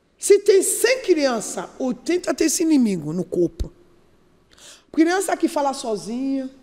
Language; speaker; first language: Portuguese; non-native, learner; Yoruba